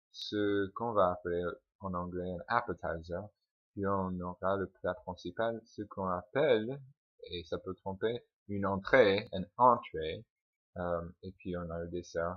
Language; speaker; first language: French; non-native, fluent; English